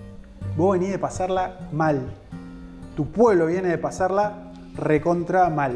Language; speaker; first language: Spanish; native; Spanish